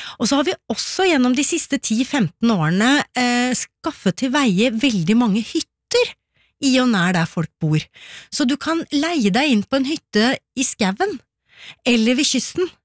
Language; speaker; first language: Norwegian; native; Norwegian